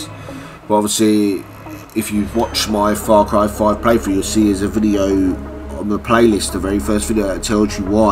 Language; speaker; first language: English; native; English